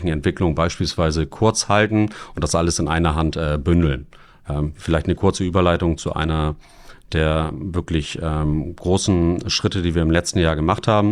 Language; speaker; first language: German; native; German